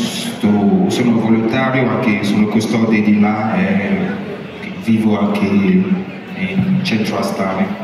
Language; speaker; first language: Italian; non-native, learner; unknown